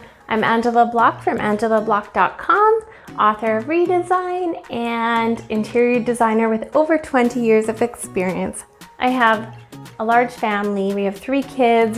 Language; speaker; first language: English; native; English